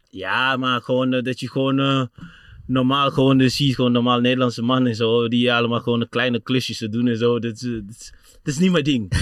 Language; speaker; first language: Dutch; non-native, fluent; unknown